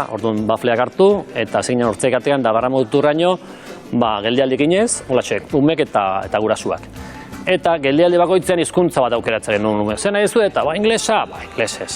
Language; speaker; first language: Basque; native; Basque